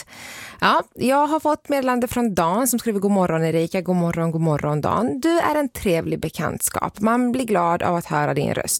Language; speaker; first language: Swedish; native; Swedish